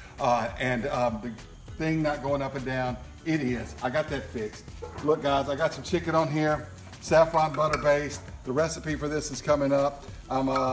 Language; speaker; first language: English; native; English